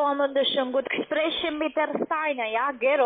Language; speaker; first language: German; non-native, learner; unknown